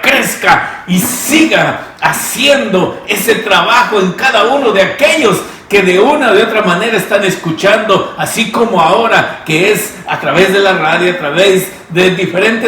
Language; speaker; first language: Spanish; native; Spanish